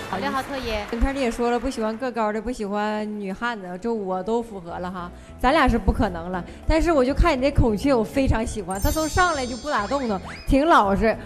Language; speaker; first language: Chinese; native; Chinese